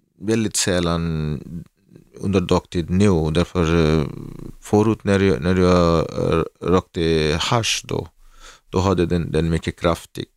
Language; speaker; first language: Swedish; non-native, learner; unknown